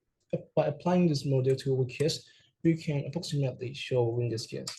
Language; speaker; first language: English; non-native, learner; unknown